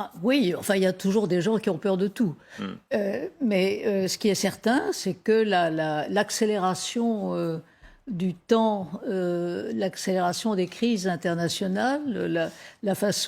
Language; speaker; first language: French; native; French